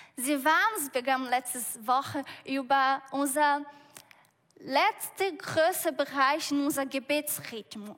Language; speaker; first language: German; non-native, fluent; Portuguese